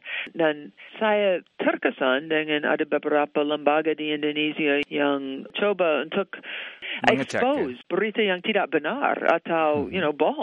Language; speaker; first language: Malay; non-native, fluent; English